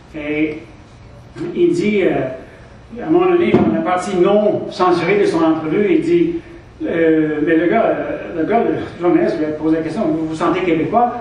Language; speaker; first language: French; non-native, local second language; English